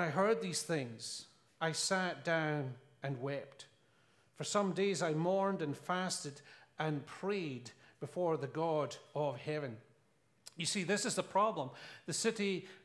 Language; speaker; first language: English; native; English